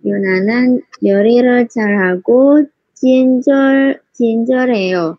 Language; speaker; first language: Korean; non-native, learner; Indonesian